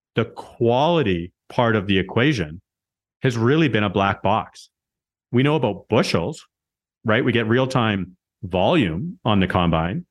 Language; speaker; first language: English; native; English